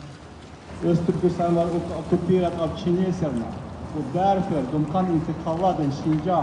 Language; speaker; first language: Swedish; non-native, fluent; Uyghur